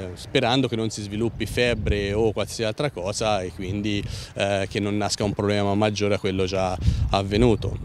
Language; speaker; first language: Italian; native; Italian